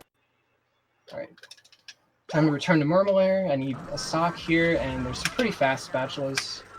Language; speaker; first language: English; native; English